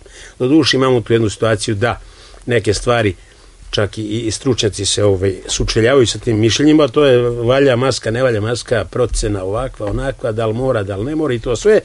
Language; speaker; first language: Serbian; native; Serbian